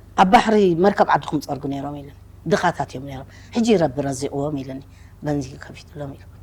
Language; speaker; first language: Tigrinya; native; Tigrinya